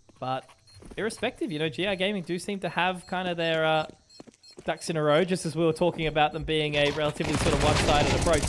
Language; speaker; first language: English; native; English